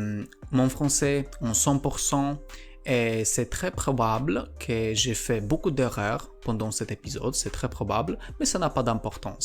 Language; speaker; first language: French; non-native, learner; Polish